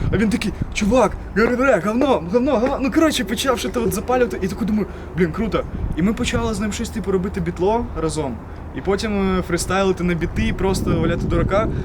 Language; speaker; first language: Ukrainian; non-native, local second language; Russian